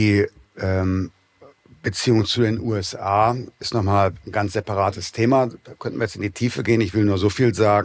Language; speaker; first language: German; native; German